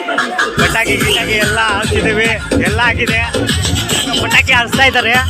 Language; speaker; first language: Kannada; non-native, local second language; Lambadi